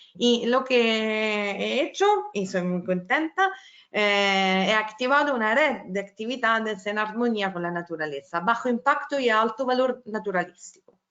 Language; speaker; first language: Spanish; non-native, fluent; Italian